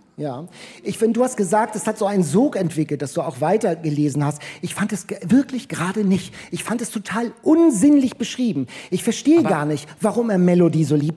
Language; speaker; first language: German; native; German